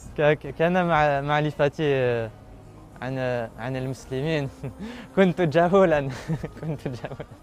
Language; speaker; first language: Arabic; non-native, learner; French